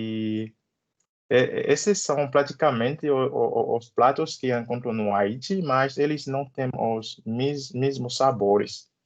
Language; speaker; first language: Portuguese; non-native, learner; Haitian Creole